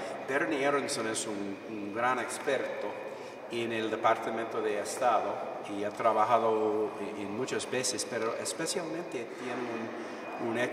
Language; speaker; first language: Spanish; non-native, fluent; English